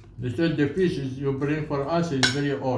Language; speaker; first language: English; non-native, learner; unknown